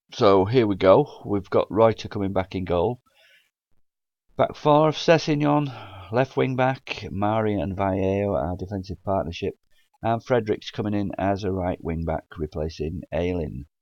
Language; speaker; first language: English; native; English